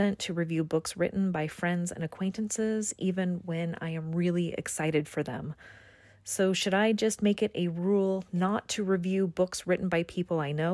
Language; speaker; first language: English; native; English